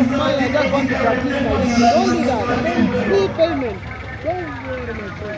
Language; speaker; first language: English; non-native, learner; Swahili